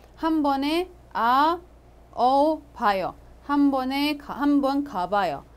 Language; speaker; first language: Korean; non-native, fluent; Arabic